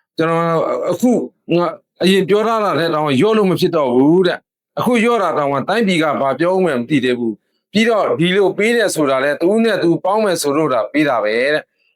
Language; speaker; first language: Burmese; non-native, local second language; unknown